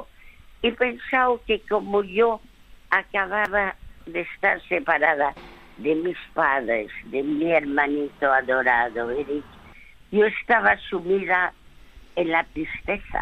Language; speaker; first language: Spanish; early bilingual, other home language; French